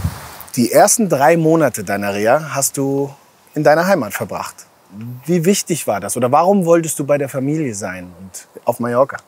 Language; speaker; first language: German; native; German